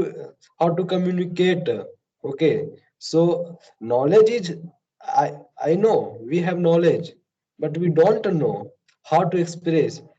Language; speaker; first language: English; non-native, learner; Hindi